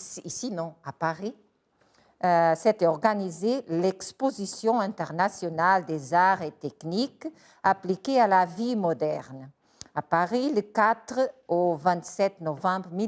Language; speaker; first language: French; non-native, fluent; Portuguese